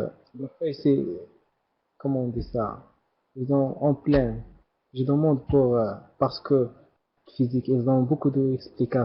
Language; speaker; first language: French; non-native, learner; Arabic